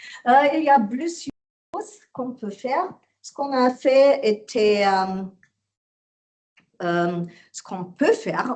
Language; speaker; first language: French; non-native, learner; German